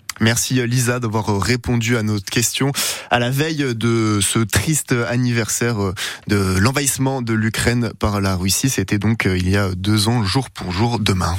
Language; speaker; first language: French; native; French